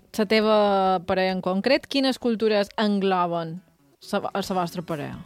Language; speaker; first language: Catalan; native; Catalan